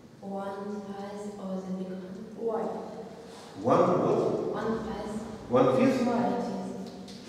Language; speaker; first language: English; non-native, fluent; Russian